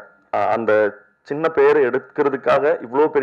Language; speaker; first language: Tamil; native; Tamil